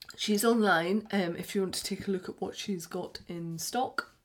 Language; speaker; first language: English; native; English